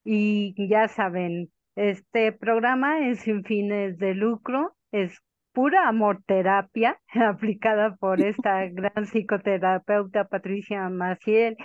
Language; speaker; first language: Spanish; native; Spanish